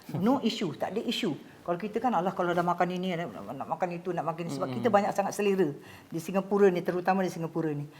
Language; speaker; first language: Malay; native; Malay